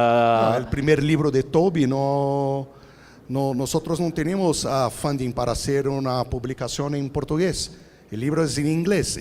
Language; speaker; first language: Spanish; non-native, fluent; Portuguese